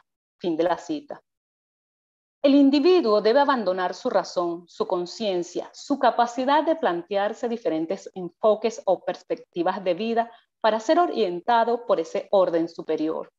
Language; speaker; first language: Spanish; native; Spanish